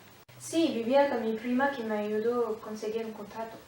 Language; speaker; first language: Spanish; non-native, learner; French